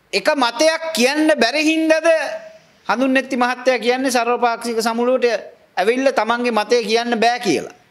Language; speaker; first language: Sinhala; non-native, local second language; Tamil